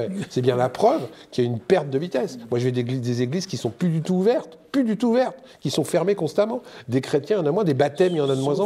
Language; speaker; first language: French; native; French